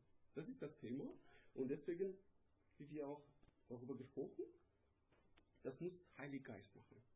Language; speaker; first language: German; non-native, learner; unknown